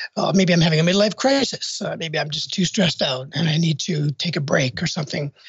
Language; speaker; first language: English; native; English